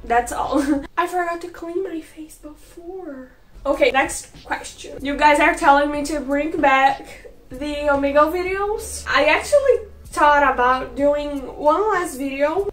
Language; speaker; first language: English; non-native, fluent; Portuguese